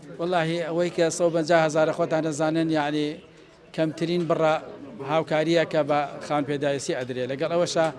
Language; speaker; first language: Central Kurdish; native; Central Kurdish